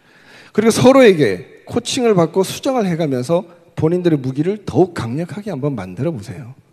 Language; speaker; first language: Korean; native; Korean